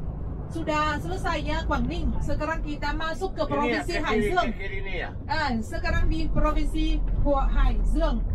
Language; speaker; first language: Indonesian; non-native, fluent; Vietnamese